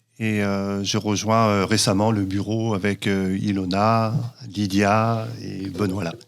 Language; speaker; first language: French; native; French